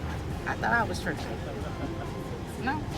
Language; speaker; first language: English; native; English